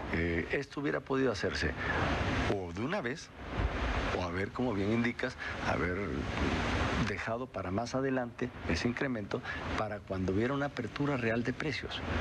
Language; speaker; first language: Spanish; native; Spanish